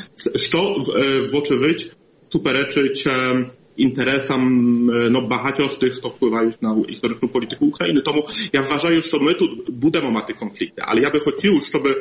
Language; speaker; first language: Polish; non-native, learner; Ukrainian